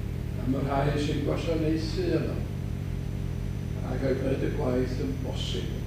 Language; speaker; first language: Welsh; native; Welsh